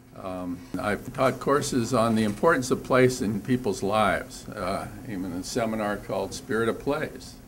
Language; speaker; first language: English; native; English